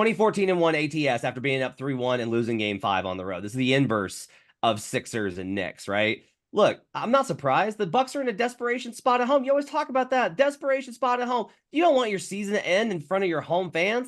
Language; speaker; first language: English; native; English